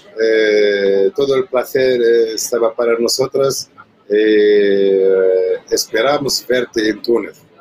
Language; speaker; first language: Spanish; non-native, learner; Arabic